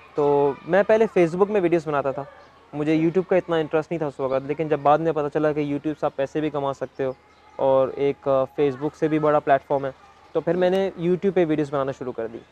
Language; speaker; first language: Urdu; native; Urdu